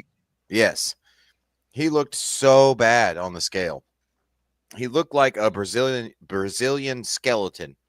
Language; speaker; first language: English; native; English